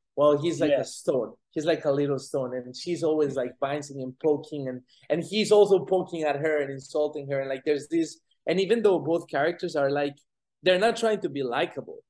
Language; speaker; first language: English; non-native, fluent; Spanish